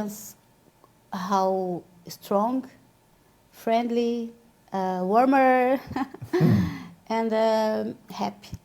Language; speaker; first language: English; non-native, learner; Portuguese